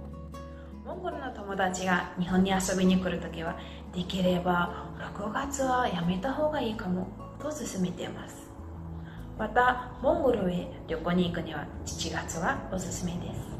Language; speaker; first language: Japanese; non-native, fluent; Mongolian